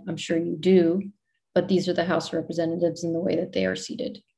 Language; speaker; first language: English; native; English